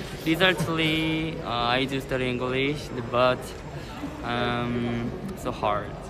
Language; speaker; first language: English; non-native, learner; Korean